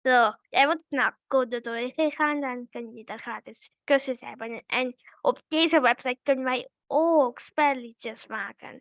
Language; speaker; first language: Dutch; early bilingual, other home language; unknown